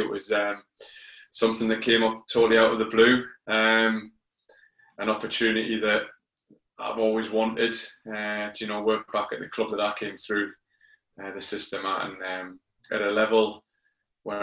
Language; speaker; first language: English; native; English